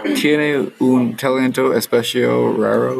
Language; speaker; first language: Spanish; non-native, learner; English